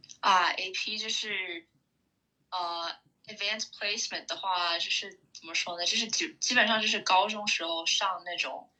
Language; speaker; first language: Chinese; early bilingual, heritage; Chinese